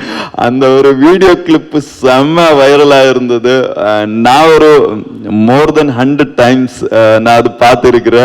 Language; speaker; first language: Tamil; non-native, learner; Kannada